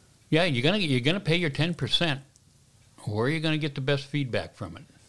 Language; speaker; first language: English; native; English